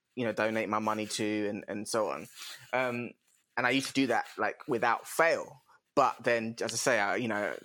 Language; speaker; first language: English; native; English